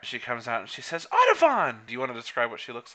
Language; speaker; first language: English; native; English